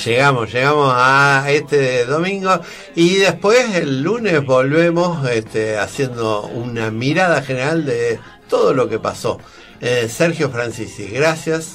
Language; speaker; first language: Spanish; native; Spanish